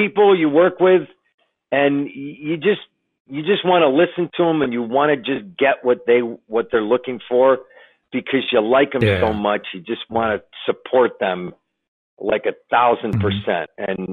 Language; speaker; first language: English; native; English